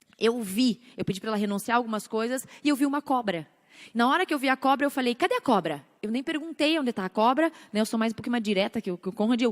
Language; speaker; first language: Portuguese; native; Portuguese